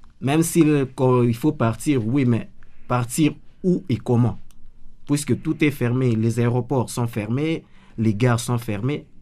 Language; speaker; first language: French; non-native, local second language; Lingala